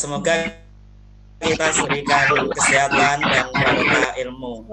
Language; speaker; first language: Indonesian; native; Indonesian